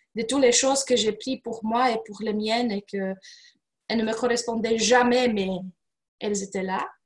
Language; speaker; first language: French; non-native, fluent; Romanian